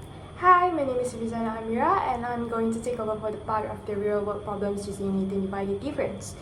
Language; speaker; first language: English; non-native, local second language; Malay